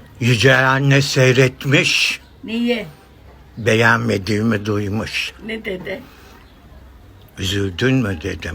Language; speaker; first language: Turkish; native; Turkish